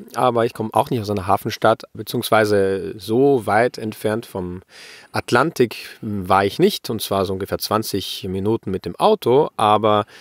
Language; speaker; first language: German; early bilingual, heritage; German